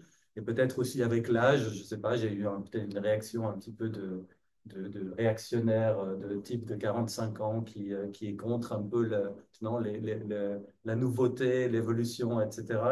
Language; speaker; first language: French; native; French